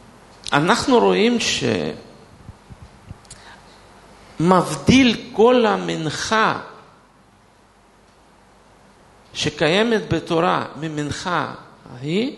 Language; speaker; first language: Hebrew; non-native, fluent; Russian